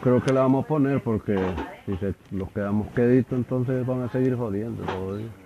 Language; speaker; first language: Spanish; native; Spanish